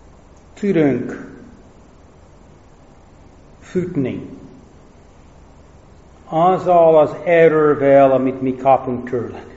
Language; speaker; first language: Hungarian; non-native, fluent; English